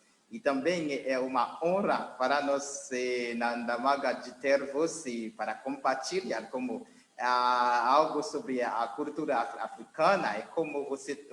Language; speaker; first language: Portuguese; non-native, learner; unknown